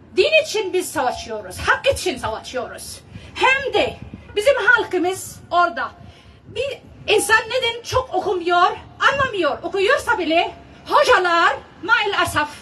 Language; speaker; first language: Turkish; non-native, learner; Arabic